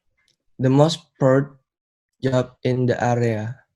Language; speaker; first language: English; non-native, learner; Indonesian